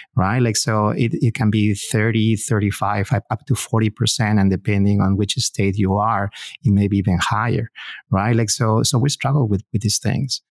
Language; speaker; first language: English; non-native, fluent; Spanish